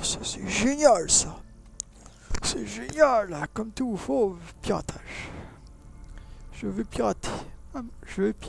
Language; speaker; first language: French; native; French